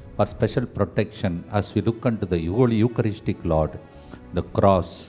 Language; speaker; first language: English; non-native, local second language; Telugu